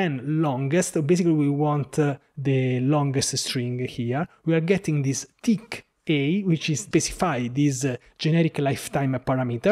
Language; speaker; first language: English; non-native, fluent; Italian